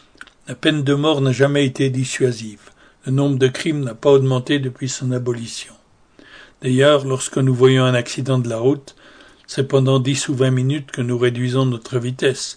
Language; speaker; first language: French; native; French